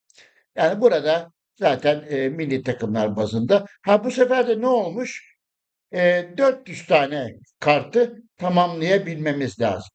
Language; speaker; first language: Turkish; native; Turkish